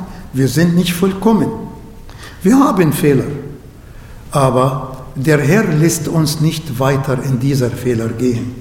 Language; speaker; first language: German; non-native, learner; Arabic